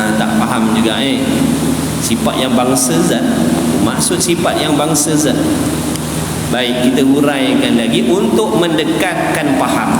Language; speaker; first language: Malay; native; Malay